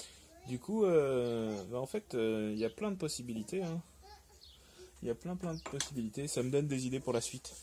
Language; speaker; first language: French; native; French